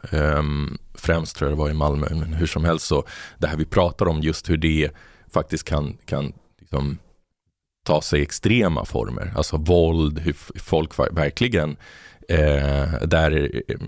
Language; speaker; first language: Swedish; native; Swedish